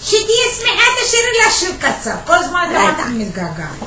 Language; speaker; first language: Hebrew; native; Hebrew